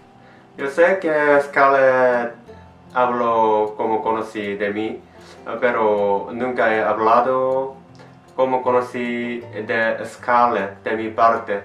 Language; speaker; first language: Spanish; non-native, learner; Korean